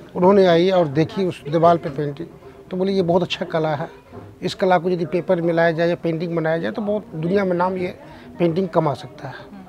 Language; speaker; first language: Hindi; native; Hindi